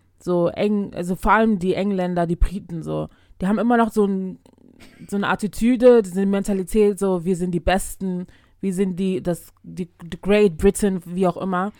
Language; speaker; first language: German; early bilingual, other home language; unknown